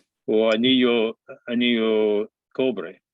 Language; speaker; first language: Spanish; non-native, fluent; English